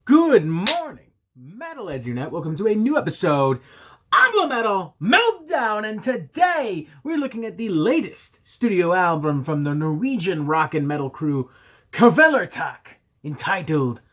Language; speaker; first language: English; native; English